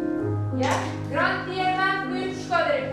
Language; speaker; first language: Albanian; native; Albanian